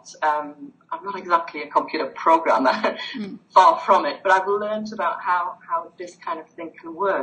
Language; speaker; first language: English; native; English